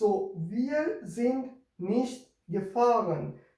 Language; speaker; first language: German; non-native, fluent; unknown